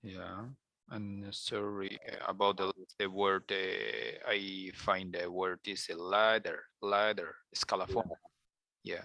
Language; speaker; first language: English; non-native, learner; Spanish